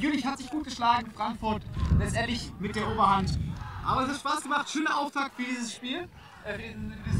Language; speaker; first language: German; native; German